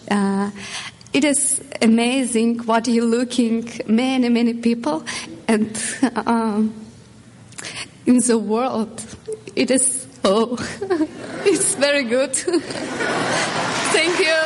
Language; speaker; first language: English; non-native, learner; Russian